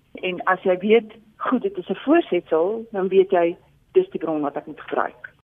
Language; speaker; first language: Afrikaans; native; Afrikaans